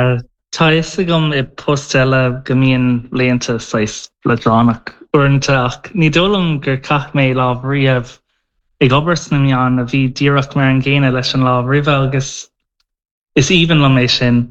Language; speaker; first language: Irish; non-native, local second language; English